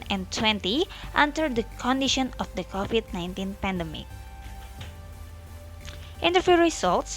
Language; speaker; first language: English; non-native, learner; Indonesian